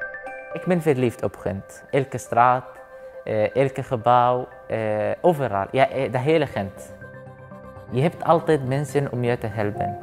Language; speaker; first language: Dutch; non-native, fluent; Arabic